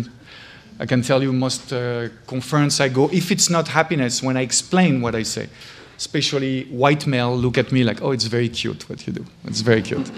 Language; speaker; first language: English; non-native, fluent; French